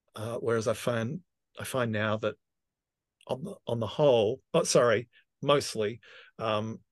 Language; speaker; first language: English; native; English